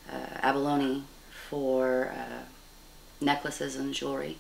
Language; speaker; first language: English; native; English